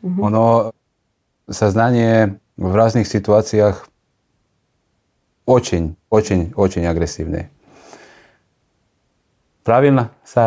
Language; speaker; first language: Russian; non-native, learner; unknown